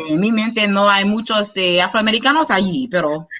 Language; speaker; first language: Spanish; non-native, learner; English